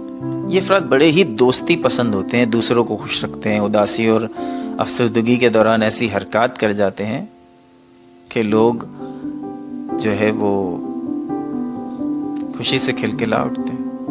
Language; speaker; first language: Urdu; native; Urdu